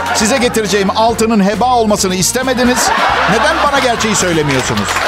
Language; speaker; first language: Turkish; non-native, fluent; Italian